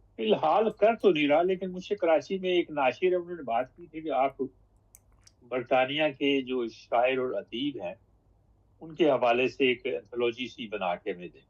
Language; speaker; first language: Urdu; native; Urdu